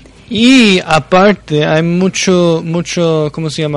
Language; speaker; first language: Spanish; early bilingual, heritage; Spanish